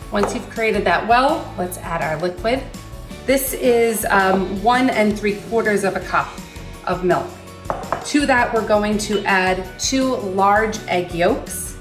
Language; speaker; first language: English; native; English